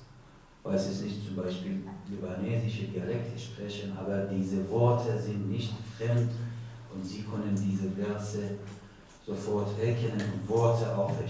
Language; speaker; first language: German; non-native, learner; Persian